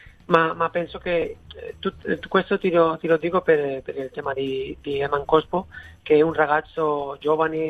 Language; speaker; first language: Italian; non-native, fluent; Spanish